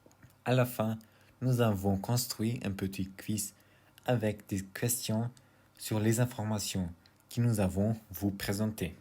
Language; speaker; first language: French; non-native, learner; German